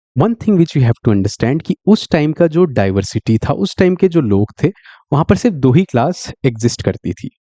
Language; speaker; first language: Hindi; native; Hindi